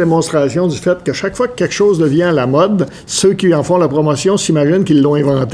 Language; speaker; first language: French; native; French